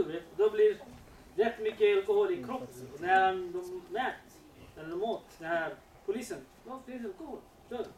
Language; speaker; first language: Swedish; non-native, learner; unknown